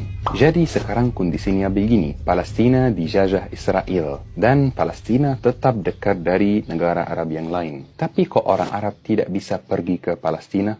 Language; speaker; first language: Indonesian; non-native, fluent; Arabic